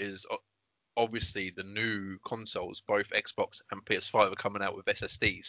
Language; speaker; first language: English; native; English